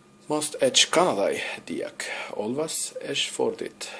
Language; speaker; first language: Hungarian; non-native, learner; English